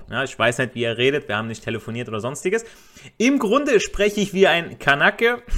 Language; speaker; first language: German; native; German